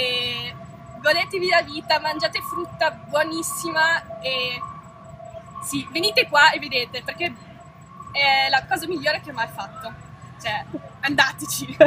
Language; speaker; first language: Italian; non-native, local second language; German